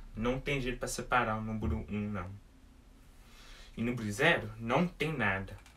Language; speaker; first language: Portuguese; early bilingual, heritage; English